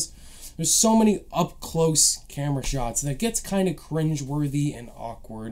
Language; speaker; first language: English; native; English